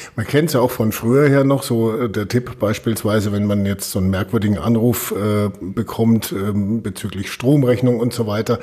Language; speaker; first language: German; native; German